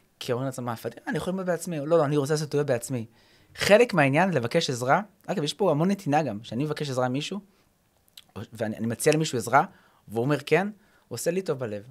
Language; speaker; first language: Hebrew; early bilingual, other home language; English